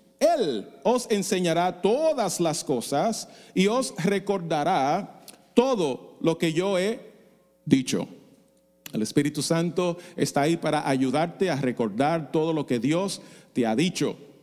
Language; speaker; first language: Spanish; non-native, fluent; English